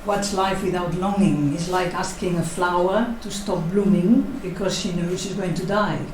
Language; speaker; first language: English; non-native, fluent; Catalan